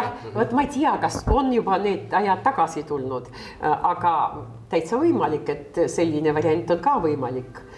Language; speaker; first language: Estonian; non-native, local second language; Russian